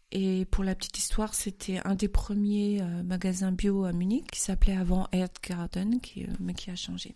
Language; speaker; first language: French; native; French